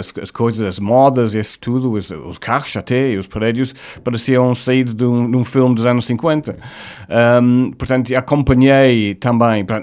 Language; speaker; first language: Portuguese; non-native, fluent; English